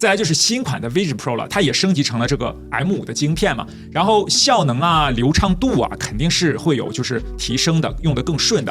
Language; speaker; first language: Chinese; native; Chinese